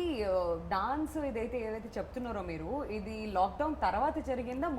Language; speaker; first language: Telugu; native; Telugu